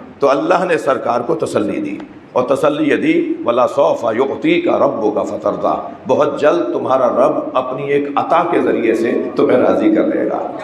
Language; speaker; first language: Urdu; native; Urdu